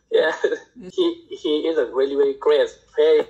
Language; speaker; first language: English; non-native, learner; Thai